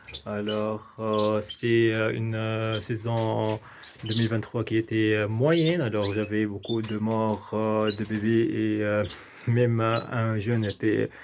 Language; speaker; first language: French; non-native, local second language; Arabic